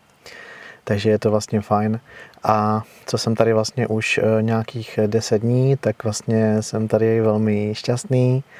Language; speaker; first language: Czech; native; Czech